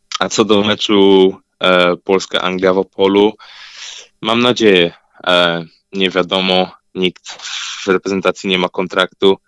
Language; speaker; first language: Polish; early bilingual, heritage; Polish